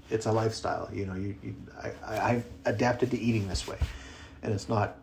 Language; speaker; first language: English; native; English